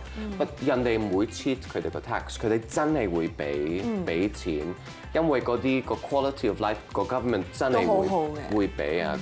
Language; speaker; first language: Cantonese; non-native, local second language; French